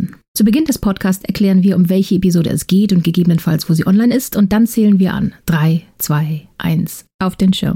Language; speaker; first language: German; native; German